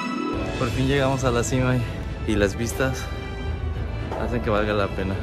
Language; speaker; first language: Spanish; native; Spanish